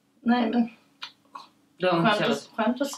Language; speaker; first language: Swedish; early bilingual, other home language; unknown